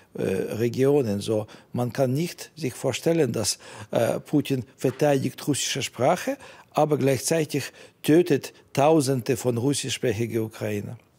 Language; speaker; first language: German; non-native, fluent; Russian